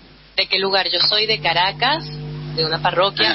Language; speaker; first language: Spanish; native; Spanish